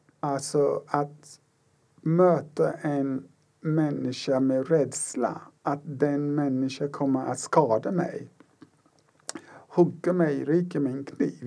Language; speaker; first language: Swedish; non-native, fluent; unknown